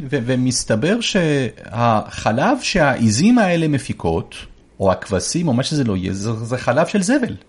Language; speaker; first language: Hebrew; early bilingual, other home language; Persian